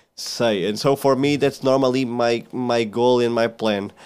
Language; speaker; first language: English; non-native, fluent; Portuguese